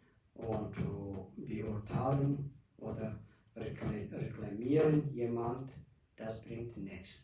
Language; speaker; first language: German; non-native, learner; Tibetan